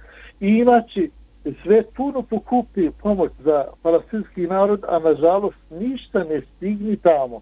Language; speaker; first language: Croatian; non-native, fluent; Arabic